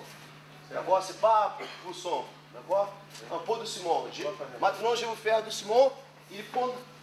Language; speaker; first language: French; non-native, learner; Portuguese